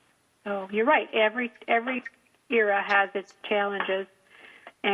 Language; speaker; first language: English; native; English